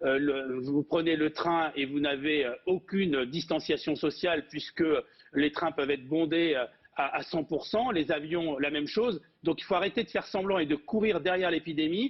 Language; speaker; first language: French; native; French